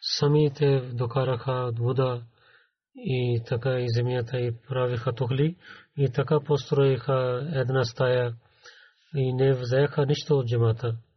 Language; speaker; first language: Bulgarian; non-native, learner; Urdu